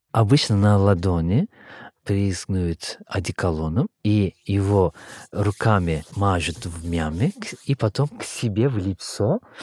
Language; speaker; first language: Russian; non-native, fluent; Turkish